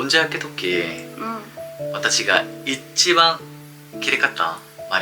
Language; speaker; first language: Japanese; non-native, learner; Korean